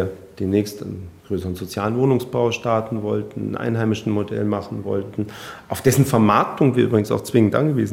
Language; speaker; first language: German; native; German